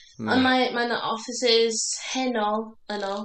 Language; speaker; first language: Welsh; non-native, learner; English